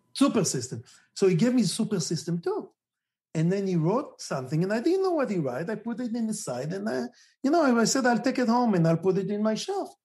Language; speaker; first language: English; non-native, fluent; Hebrew